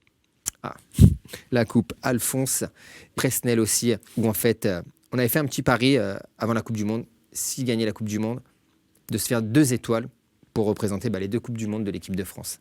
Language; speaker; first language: French; native; French